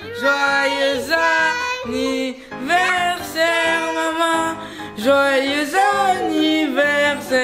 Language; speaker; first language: French; native; French